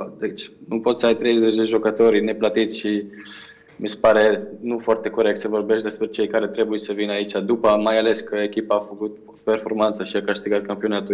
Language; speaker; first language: Romanian; non-native, fluent; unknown